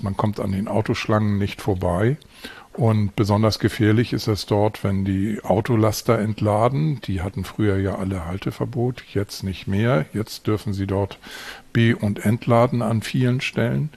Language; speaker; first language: German; native; German